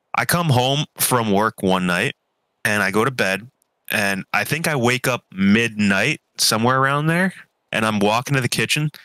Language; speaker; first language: English; early bilingual, other home language; French